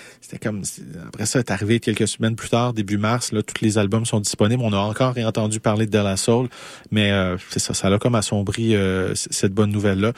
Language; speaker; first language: French; native; French